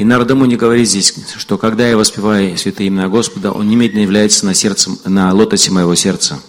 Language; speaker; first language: Russian; native; Russian